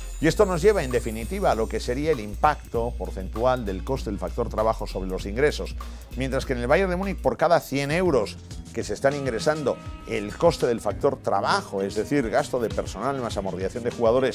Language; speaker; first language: Spanish; native; Spanish